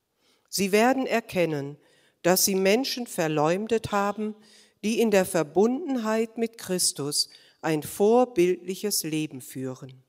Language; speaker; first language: German; native; German